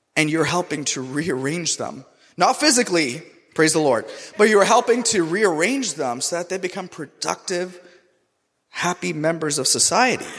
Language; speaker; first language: English; non-native, local second language; Urdu